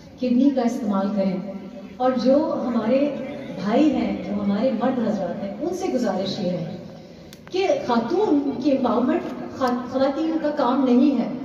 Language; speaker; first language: Urdu; non-native, local second language; Pashto